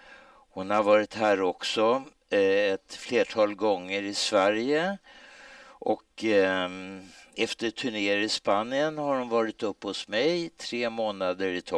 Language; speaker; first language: Swedish; native; Swedish